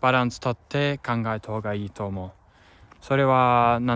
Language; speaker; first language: Japanese; non-native, fluent; English